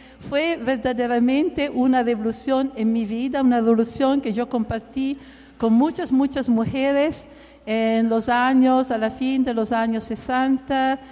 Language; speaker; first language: Spanish; non-native, fluent; Italian